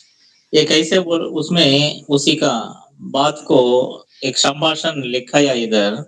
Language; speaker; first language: Hindi; non-native, local second language; Telugu